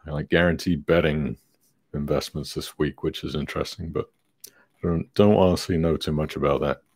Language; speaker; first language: English; native; English